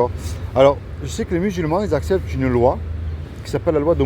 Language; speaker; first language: French; native; French